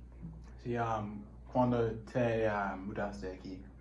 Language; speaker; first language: Spanish; non-native, learner; English